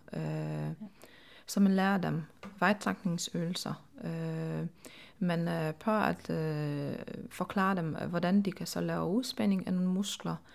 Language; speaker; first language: Danish; non-native, fluent; Polish